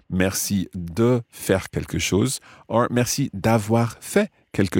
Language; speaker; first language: French; non-native, fluent; English